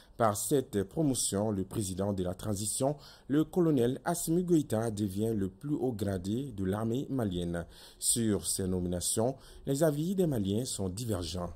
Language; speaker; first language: French; non-native, local second language; Bambara